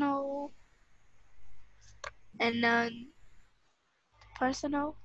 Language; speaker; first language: English; non-native, learner; Vietnamese